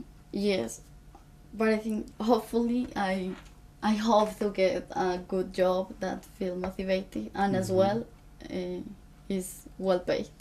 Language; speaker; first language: English; non-native, fluent; Spanish